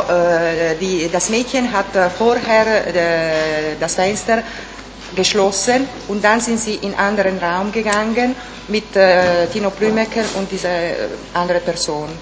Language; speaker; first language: German; non-native, fluent; Italian